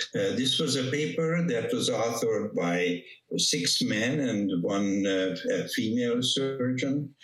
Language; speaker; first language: English; non-native, fluent; Hungarian